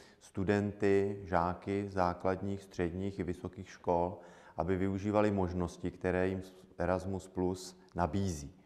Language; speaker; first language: Czech; native; Czech